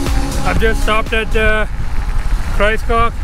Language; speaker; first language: English; native; English